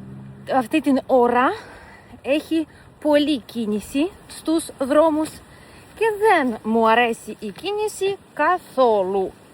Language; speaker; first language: Greek; non-native, fluent; Russian